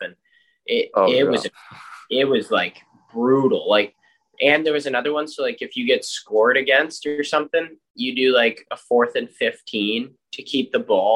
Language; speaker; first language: English; native; English